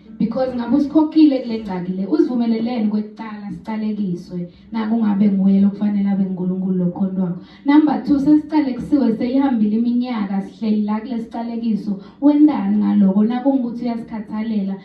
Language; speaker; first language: Zulu; non-native, local second language; Swati